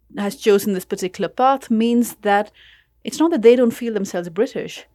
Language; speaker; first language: English; non-native, local second language; Urdu